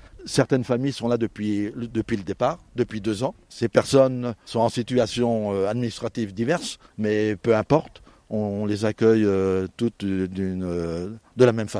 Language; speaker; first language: French; native; French